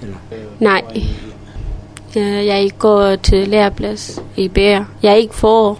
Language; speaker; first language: Danish; non-native, learner; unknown